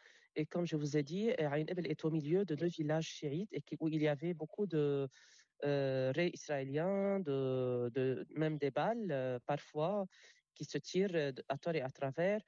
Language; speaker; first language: French; non-native, local second language; Arabic